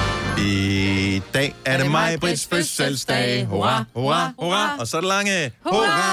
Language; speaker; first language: Danish; native; Danish